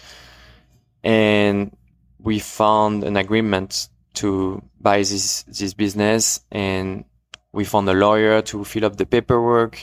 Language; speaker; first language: English; non-native, fluent; French